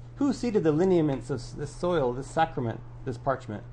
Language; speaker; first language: English; native; English